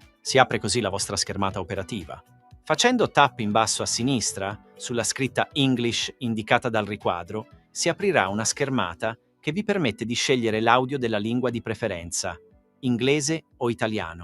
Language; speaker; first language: Italian; native; Italian